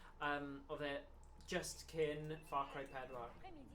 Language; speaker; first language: Welsh; native; Welsh